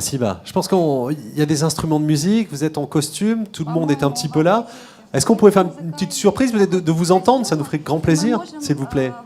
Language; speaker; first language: French; native; French